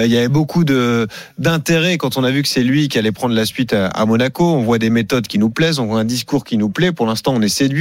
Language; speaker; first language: French; native; French